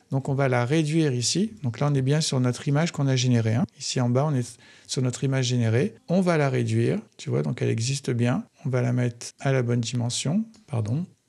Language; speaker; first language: French; native; French